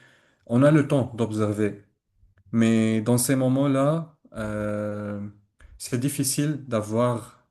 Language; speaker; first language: French; non-native, learner; Arabic